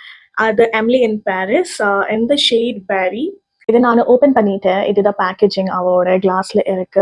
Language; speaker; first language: Tamil; non-native, learner; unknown